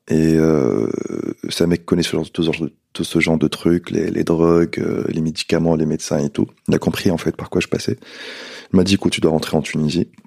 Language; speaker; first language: French; non-native, local second language; Arabic